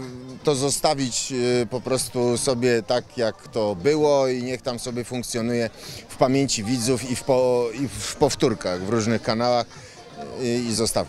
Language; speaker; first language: Polish; native; Polish